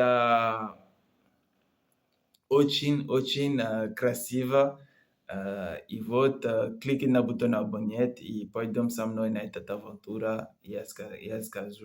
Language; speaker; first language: Russian; non-native, learner; Comorian